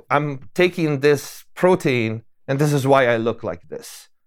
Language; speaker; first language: English; non-native, fluent; Italian